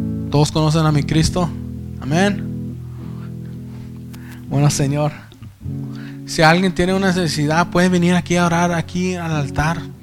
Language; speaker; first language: Spanish; early bilingual, heritage; Spanish